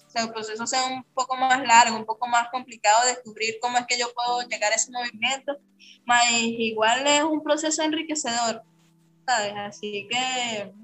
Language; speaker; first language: Spanish; native; Spanish